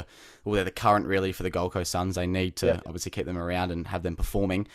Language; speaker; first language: English; native; English